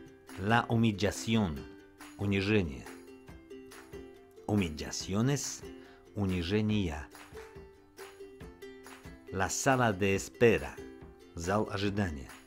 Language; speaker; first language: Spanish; non-native, fluent; Russian